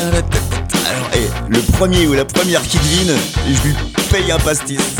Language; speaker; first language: French; native; French